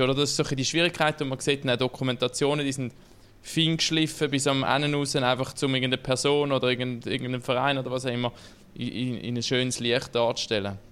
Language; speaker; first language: German; native; German